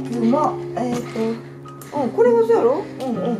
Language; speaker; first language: Japanese; native; Japanese